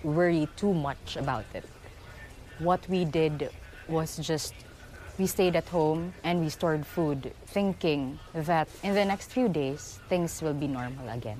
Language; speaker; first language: English; non-native, local second language; Waray